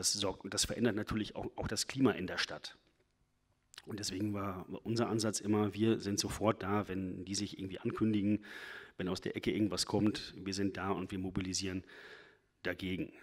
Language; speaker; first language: German; native; German